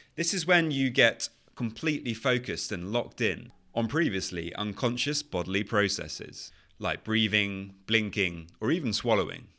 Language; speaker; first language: English; native; English